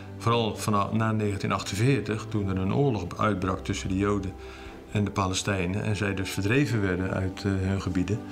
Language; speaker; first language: Dutch; native; Dutch